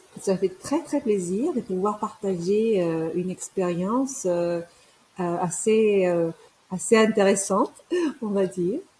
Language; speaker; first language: French; non-native, fluent; Spanish